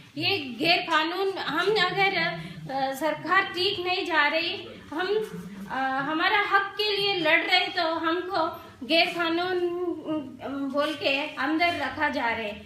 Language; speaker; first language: Hindi; non-native, local second language; Telugu